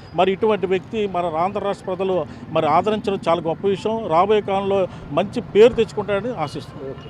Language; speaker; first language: Telugu; native; Telugu